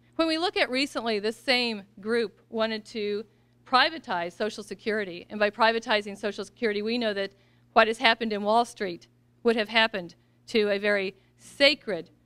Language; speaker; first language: English; native; English